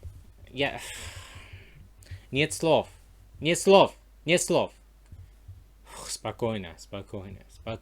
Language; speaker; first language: Russian; non-native, learner; English